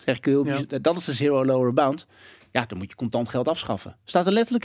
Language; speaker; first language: Dutch; native; Dutch